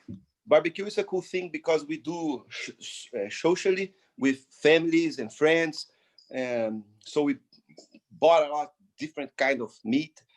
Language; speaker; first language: English; non-native, fluent; Portuguese